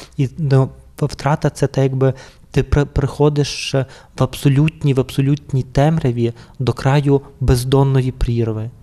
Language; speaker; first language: Ukrainian; native; Ukrainian